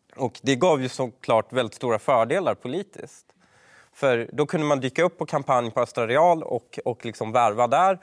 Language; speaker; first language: Swedish; early bilingual, other home language; Persian